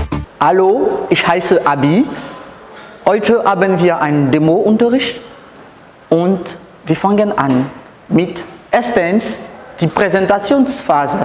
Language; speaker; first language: German; non-native, fluent; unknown